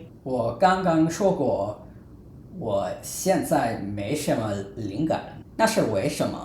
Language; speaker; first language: Chinese; non-native, fluent; English